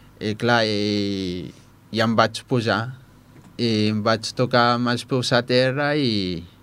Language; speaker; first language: Catalan; non-native, fluent; Riffian